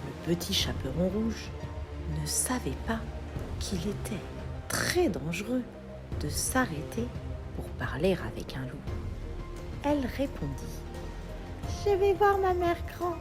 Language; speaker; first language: French; native; French